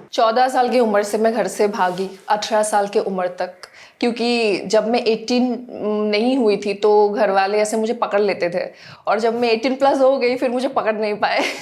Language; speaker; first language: Hindi; non-native, local second language; Assamese